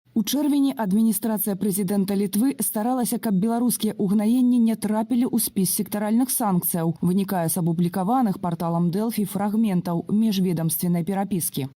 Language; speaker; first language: Belarusian; native; Belarusian